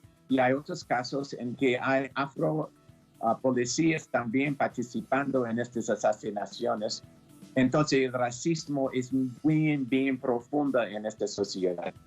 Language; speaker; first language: Spanish; non-native, fluent; English